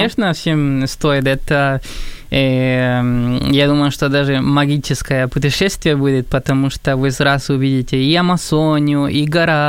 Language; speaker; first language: Russian; non-native, fluent; Spanish